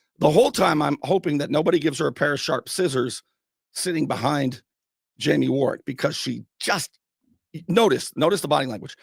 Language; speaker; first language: English; native; English